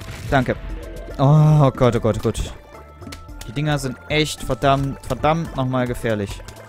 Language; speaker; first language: German; native; German